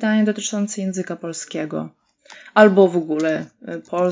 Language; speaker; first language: Polish; non-native, fluent; Russian